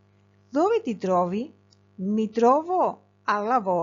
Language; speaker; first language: Italian; non-native, fluent; Spanish